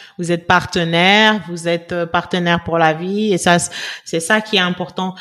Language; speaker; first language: French; non-native, local second language; Wolof